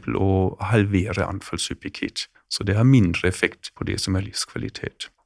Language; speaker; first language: Norwegian; non-native, fluent; German